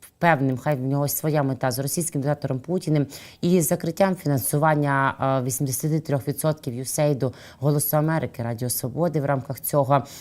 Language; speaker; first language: Ukrainian; native; Ukrainian